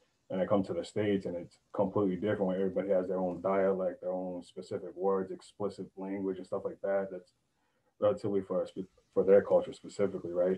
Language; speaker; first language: English; native; English